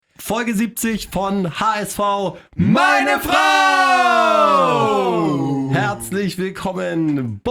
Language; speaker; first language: German; native; German